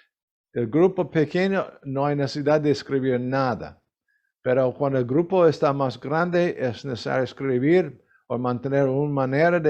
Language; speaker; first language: Spanish; non-native, learner; English